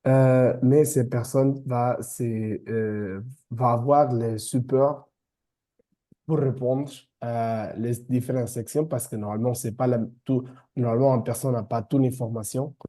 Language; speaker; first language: French; non-native, fluent; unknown